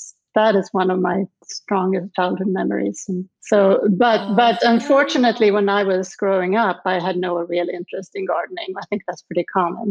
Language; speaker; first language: English; non-native, fluent; Swedish